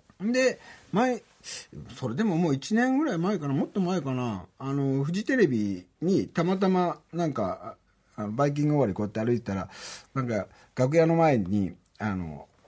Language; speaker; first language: Japanese; native; Japanese